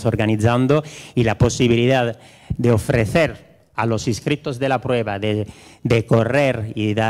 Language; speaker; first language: Spanish; non-native, fluent; Italian